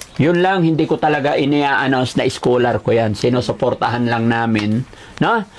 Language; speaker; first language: Filipino; native; Filipino